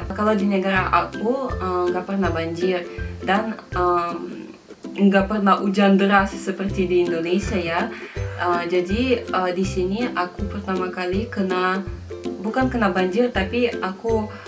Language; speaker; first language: Indonesian; non-native, fluent; Russian